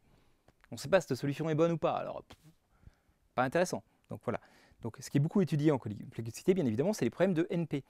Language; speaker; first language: French; native; French